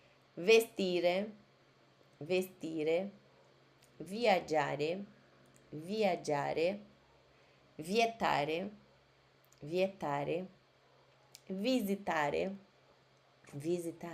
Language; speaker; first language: Italian; non-native, fluent; Portuguese